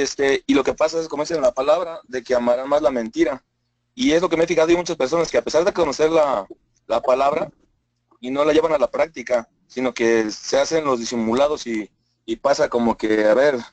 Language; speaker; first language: Spanish; native; Spanish